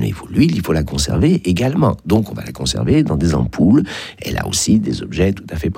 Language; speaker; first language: French; native; French